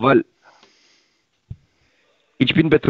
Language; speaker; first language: German; non-native, learner; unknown